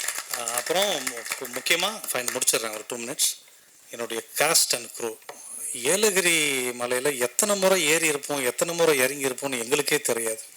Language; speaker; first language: Tamil; native; Tamil